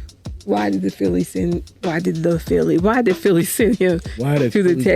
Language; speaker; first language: English; native; English